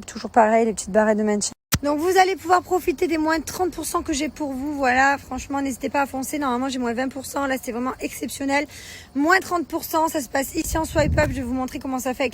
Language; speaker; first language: French; native; French